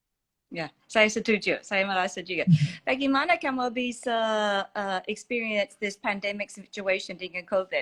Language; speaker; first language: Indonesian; non-native, fluent; English